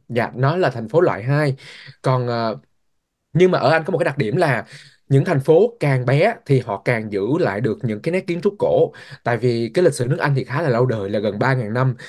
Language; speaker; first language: Vietnamese; native; Vietnamese